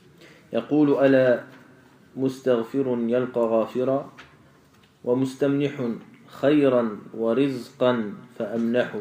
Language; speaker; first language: Arabic; non-native, fluent; French